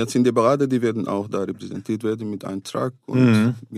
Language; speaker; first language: German; non-native, fluent; Arabic